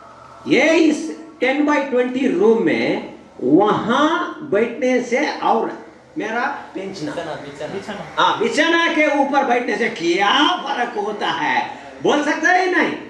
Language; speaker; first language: Hindi; non-native, learner; English